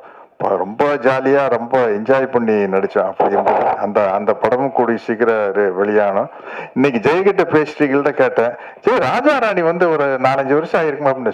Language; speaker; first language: Tamil; native; Tamil